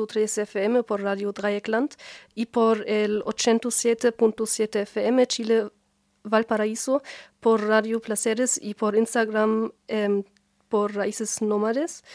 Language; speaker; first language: Spanish; non-native, learner; German